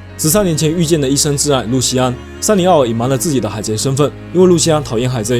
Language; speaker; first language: Chinese; native; Chinese